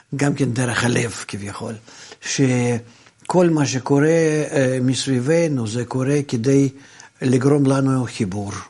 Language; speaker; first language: Hebrew; non-native, fluent; Russian